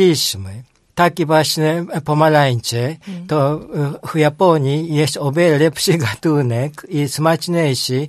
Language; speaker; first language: Polish; non-native, learner; Japanese